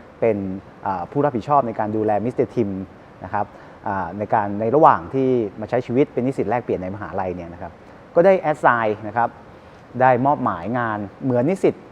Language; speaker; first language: Thai; native; Thai